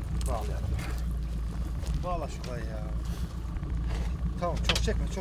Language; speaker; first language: Turkish; native; Turkish